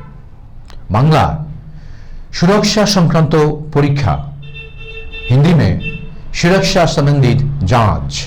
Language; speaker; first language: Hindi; non-native, local second language; Bangla